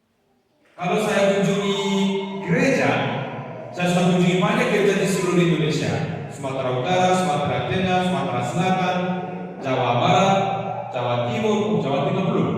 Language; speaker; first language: Indonesian; non-native, fluent; Korean